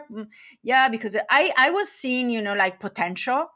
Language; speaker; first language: English; non-native, fluent; Italian